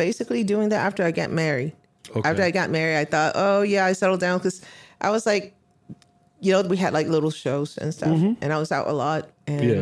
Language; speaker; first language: English; non-native, local second language; Cantonese